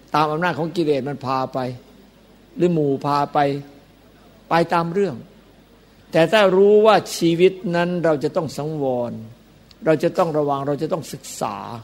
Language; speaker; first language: Thai; native; Thai